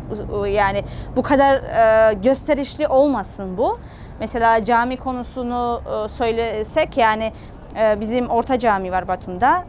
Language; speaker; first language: Turkish; non-native, fluent; Georgian